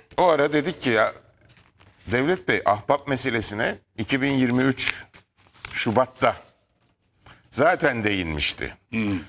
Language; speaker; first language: Turkish; native; Turkish